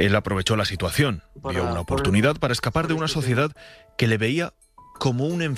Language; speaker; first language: Spanish; native; Spanish